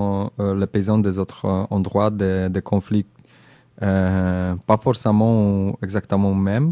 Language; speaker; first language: French; non-native, learner; Indonesian